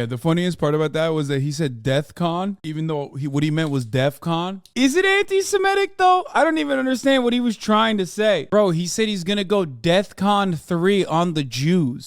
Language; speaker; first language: English; native; English